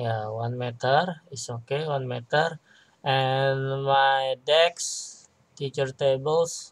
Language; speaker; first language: English; non-native, learner; Indonesian